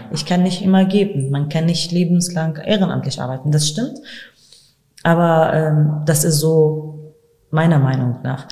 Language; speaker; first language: German; non-native, fluent; Kurdish